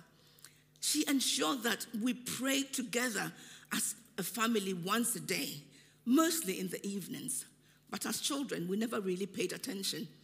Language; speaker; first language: English; non-native, local second language; Akan